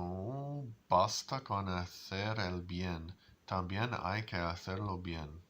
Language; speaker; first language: Spanish; non-native, learner; English